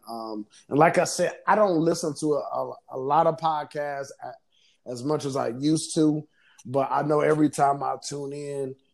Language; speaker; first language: English; native; English